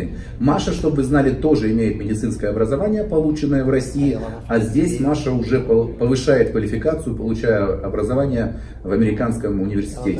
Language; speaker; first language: Russian; native; Russian